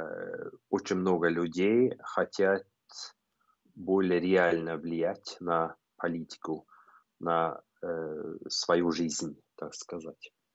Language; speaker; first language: Russian; non-native, fluent; Norwegian